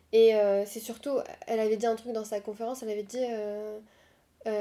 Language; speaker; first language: French; non-native, local second language; Arabic